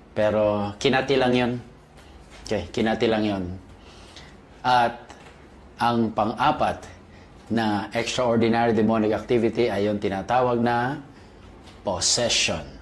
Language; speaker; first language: Filipino; native; Filipino